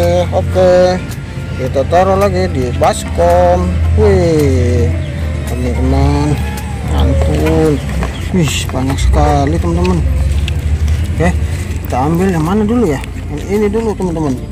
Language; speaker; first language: Indonesian; native; Indonesian